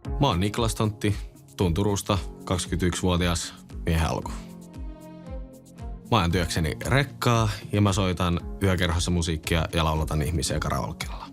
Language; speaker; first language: Finnish; native; Finnish